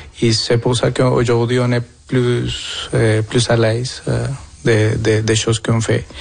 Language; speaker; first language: French; non-native, fluent; Spanish